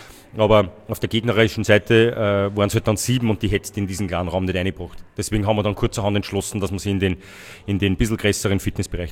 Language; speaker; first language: German; native; German